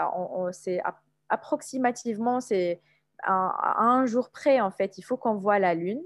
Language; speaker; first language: French; non-native, local second language; Arabic